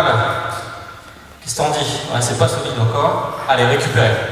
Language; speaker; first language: French; native; French